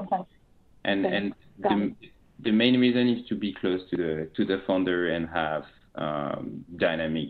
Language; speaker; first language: English; non-native, fluent; French